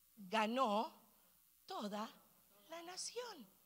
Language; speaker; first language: Spanish; early bilingual, heritage; Spanish